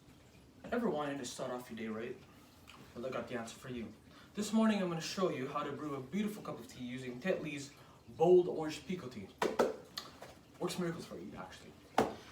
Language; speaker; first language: English; native; English